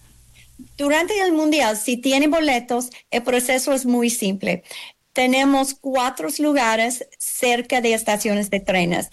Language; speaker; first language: Spanish; non-native, learner; English